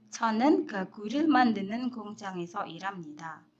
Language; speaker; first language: Korean; non-native, fluent; Indonesian